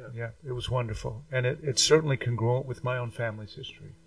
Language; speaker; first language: English; early bilingual, other home language; Spanish